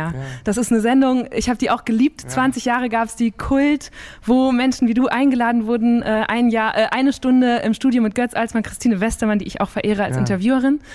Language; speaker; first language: German; native; German